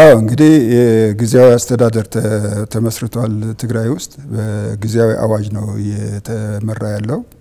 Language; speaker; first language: Amharic; non-native, local second language; Tigrinya